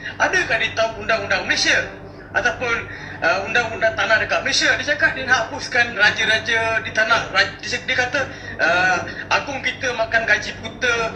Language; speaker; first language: Malay; non-native, local second language; Tamil